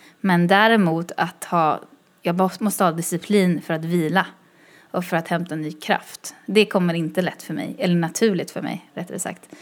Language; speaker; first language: Swedish; early bilingual, other home language; Chinese